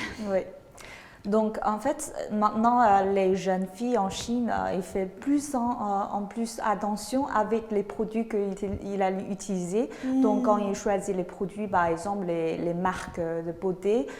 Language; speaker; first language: French; non-native, fluent; Chinese